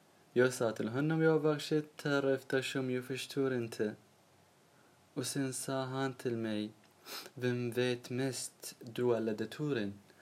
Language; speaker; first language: Swedish; non-native, learner; Arabic